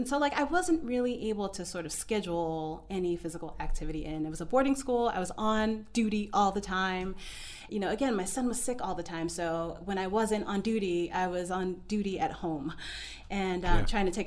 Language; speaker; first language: English; native; English